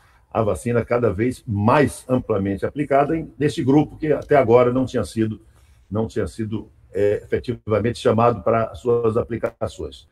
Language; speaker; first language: Portuguese; native; Portuguese